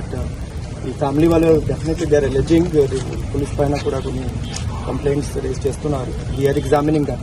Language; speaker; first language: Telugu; non-native, learner; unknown